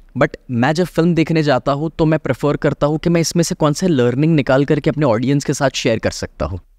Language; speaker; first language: Hindi; native; Hindi